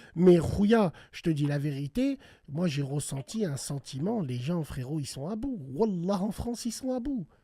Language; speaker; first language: French; early bilingual, other home language; Arabic